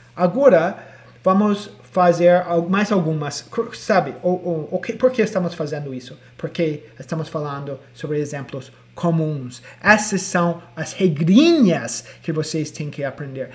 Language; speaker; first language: Portuguese; non-native, fluent; English